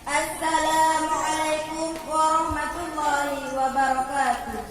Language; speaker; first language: Arabic; non-native, learner; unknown